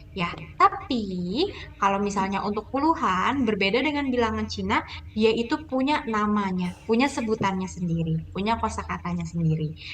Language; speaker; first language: Indonesian; native; Indonesian